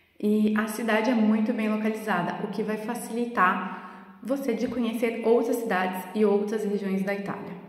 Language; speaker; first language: Portuguese; native; Portuguese